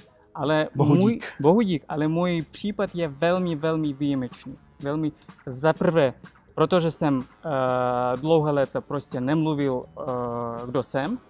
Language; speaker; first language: Czech; non-native, fluent; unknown